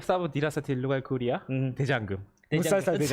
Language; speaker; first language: Arabic; non-native, learner; Korean